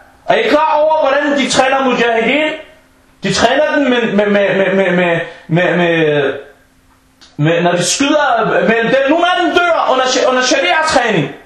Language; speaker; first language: Danish; early bilingual, other home language; Arabic